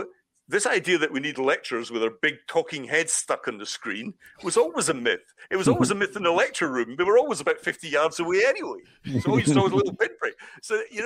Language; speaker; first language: English; native; English